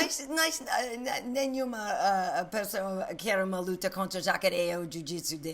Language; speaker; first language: Portuguese; non-native, learner; English